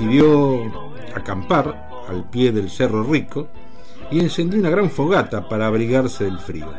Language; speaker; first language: Spanish; native; Spanish